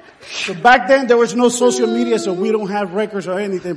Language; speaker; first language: English; non-native, fluent; Spanish